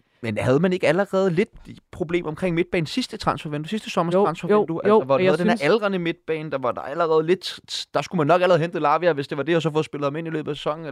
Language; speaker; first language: Danish; native; Danish